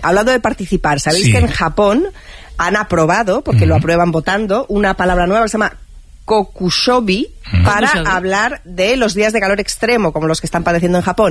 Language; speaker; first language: Spanish; native; Spanish